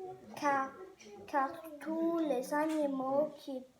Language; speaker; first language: French; non-native, learner; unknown